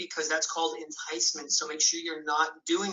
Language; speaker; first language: English; native; English